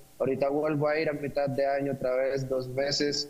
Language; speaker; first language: Spanish; native; Spanish